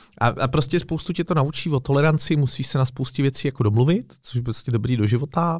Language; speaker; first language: Czech; native; Czech